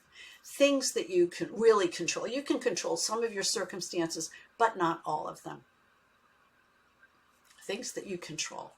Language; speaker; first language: English; native; English